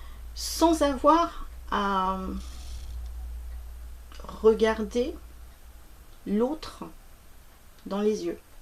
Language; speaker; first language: French; native; French